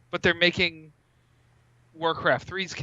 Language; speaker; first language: English; native; English